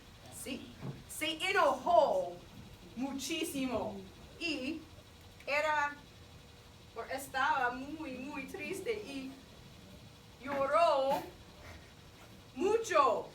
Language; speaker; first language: Spanish; non-native, fluent; English